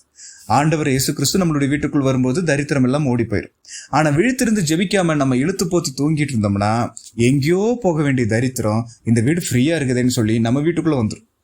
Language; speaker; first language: Tamil; native; Tamil